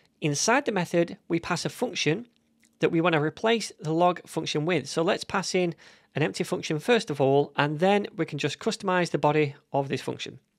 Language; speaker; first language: English; native; English